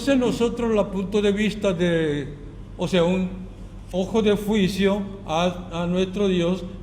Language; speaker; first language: Spanish; non-native, fluent; Korean